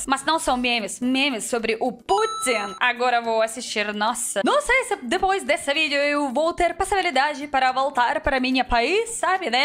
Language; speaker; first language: Portuguese; non-native, learner; Russian